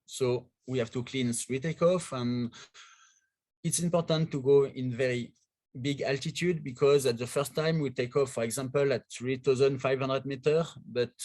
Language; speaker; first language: English; non-native, learner; French